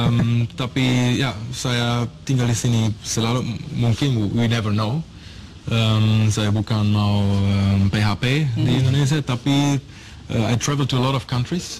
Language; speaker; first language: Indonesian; non-native, learner; German